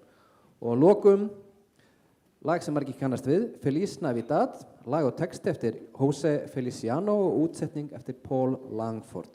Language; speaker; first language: Icelandic; native; Icelandic